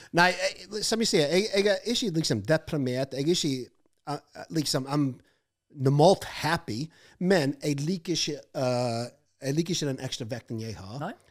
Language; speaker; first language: Norwegian; non-native, fluent; English